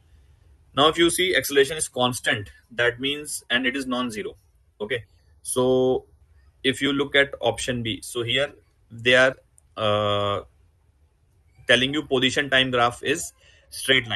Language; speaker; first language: English; non-native, local second language; Hindi